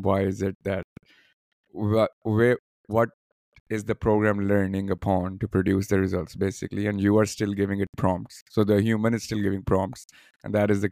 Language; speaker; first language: English; non-native, local second language; Urdu